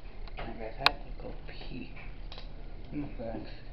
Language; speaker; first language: English; native; English